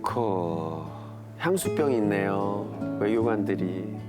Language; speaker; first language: Korean; native; Korean